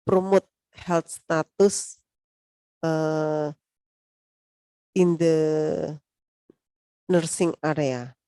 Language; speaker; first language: English; non-native, learner; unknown